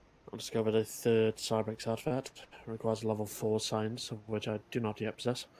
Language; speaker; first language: English; native; English